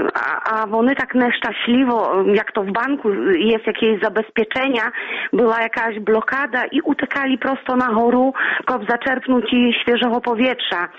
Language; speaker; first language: Polish; non-native, local second language; Belarusian